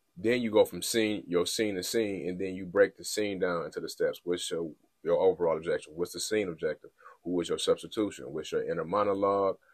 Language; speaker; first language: English; native; English